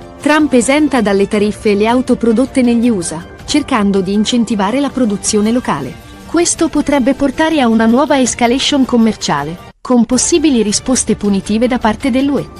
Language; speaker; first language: Italian; native; Italian